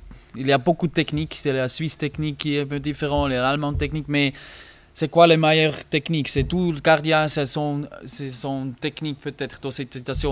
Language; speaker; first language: French; non-native, learner; German